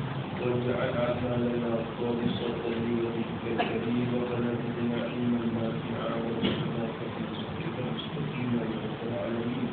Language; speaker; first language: Arabic; non-native, fluent; Malay